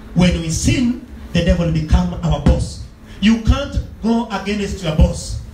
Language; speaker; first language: English; non-native, local second language; Swahili